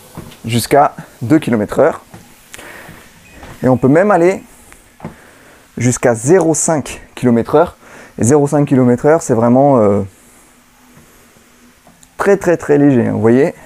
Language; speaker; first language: French; native; French